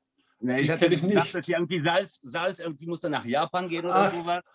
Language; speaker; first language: German; non-native, fluent; French